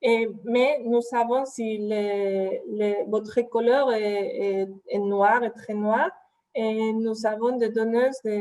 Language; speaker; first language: French; non-native, fluent; Spanish